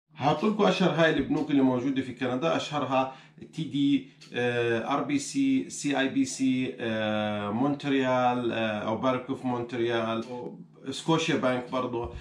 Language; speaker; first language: Arabic; native; Arabic